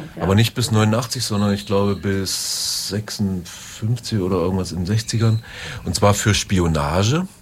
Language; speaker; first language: German; native; German